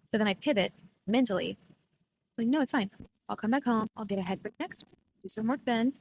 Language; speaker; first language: English; native; English